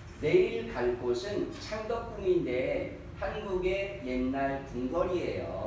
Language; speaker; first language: Korean; non-native, fluent; Vietnamese